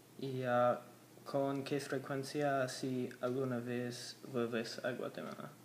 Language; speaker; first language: Spanish; non-native, learner; English